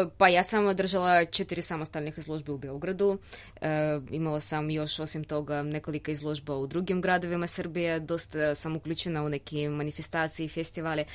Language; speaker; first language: Serbian; non-native, fluent; Russian